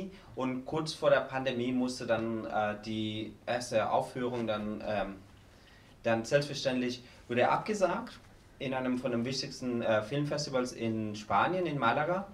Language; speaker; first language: German; non-native, learner; Spanish